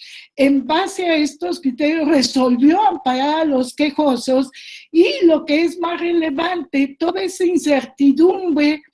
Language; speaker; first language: Spanish; native; Spanish